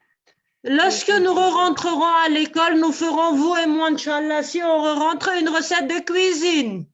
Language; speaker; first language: French; non-native, local second language; Arabic